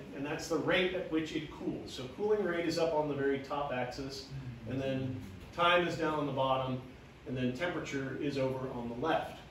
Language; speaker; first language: English; native; English